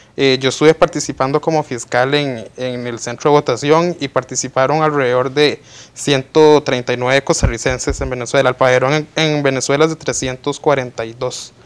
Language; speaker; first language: Spanish; native; Spanish